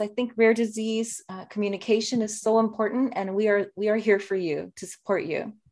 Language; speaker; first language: English; native; English